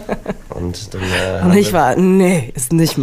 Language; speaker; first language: German; non-native, fluent; English